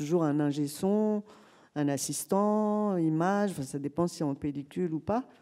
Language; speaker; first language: French; native; French